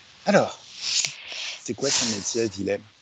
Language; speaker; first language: French; native; French